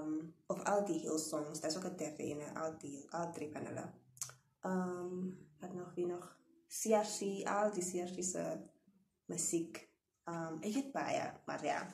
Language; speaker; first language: Afrikaans; non-native, local second language; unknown